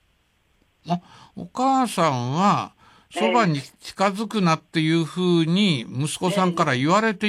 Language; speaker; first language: Japanese; native; Japanese